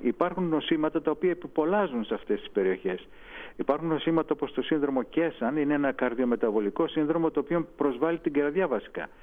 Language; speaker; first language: Greek; native; Greek